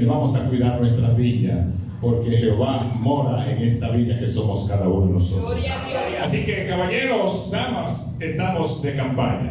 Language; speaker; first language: Spanish; native; Spanish